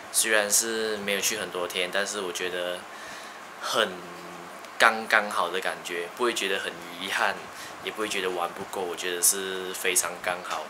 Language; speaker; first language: Chinese; native; Chinese